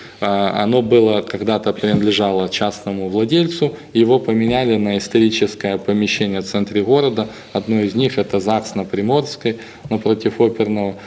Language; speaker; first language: Russian; native; Russian